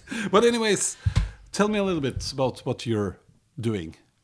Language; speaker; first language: English; non-native, fluent; Norwegian